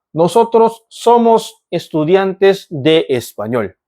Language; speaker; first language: Spanish; non-native, fluent; Korean